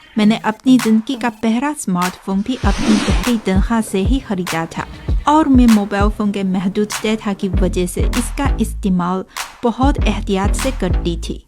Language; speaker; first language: Urdu; non-native, fluent; Chinese